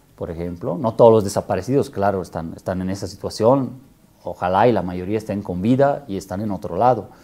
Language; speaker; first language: Spanish; non-native, fluent; Italian